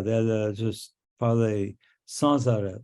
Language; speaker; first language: French; non-native, local second language; English